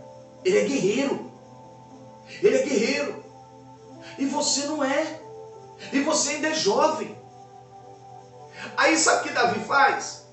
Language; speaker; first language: Portuguese; native; Portuguese